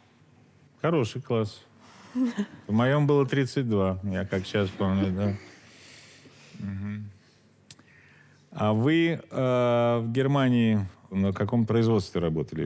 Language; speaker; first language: Russian; native; Russian